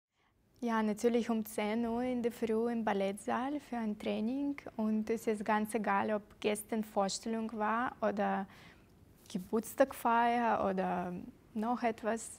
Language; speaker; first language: German; non-native, fluent; Russian